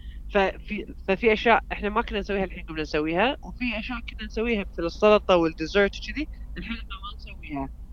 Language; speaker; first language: Arabic; early bilingual, heritage; Arabic